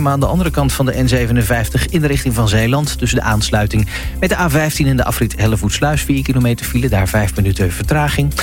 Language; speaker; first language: Dutch; native; Dutch